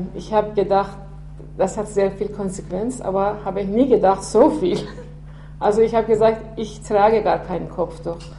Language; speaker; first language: German; non-native, fluent; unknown